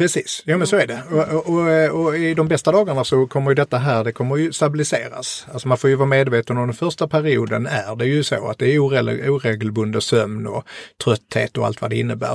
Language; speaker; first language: Swedish; native; Swedish